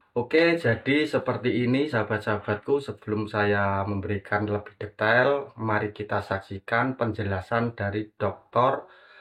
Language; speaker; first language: Indonesian; native; Indonesian